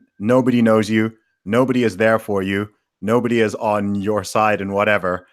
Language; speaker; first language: English; native; English